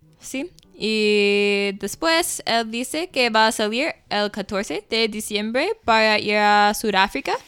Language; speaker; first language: Spanish; non-native, fluent; English